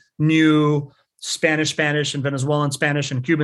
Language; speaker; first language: English; early bilingual, other home language; Spanish